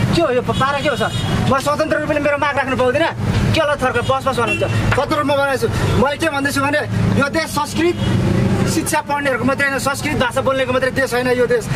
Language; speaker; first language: Nepali; native; Nepali